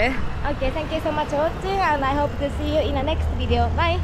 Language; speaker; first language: English; non-native, fluent; Japanese